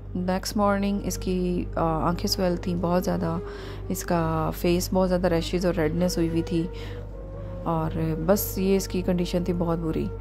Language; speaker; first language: Urdu; native; Urdu